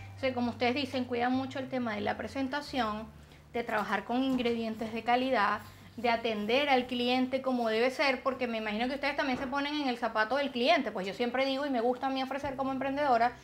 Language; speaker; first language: Spanish; native; Spanish